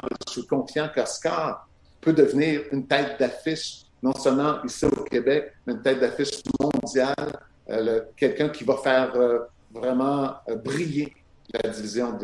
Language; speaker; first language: French; native; French